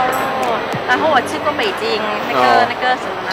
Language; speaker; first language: Chinese; non-native, learner; Thai